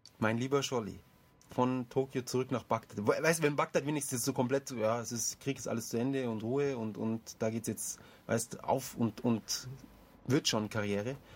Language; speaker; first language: German; early bilingual, other home language; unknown